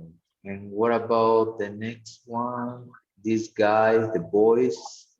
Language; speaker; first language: English; non-native, fluent; Spanish